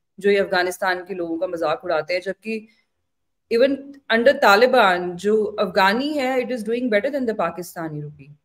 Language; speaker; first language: Hindi; native; Hindi